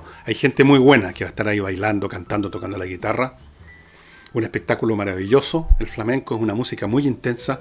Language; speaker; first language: Spanish; native; Spanish